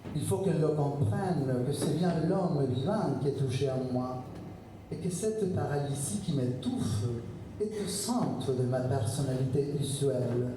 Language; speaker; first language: French; non-native, fluent; Spanish